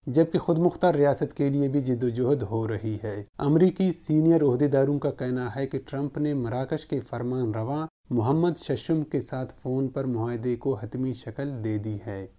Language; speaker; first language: Urdu; non-native, local second language; Baluchi